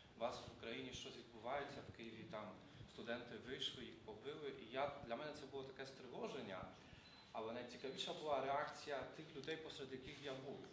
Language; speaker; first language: Ukrainian; non-native, local second language; Polish